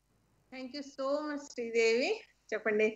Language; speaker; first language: Telugu; native; Telugu